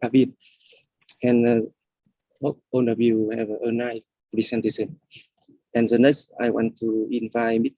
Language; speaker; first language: English; non-native, fluent; Vietnamese